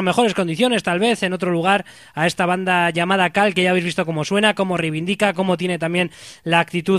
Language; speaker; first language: Spanish; native; Spanish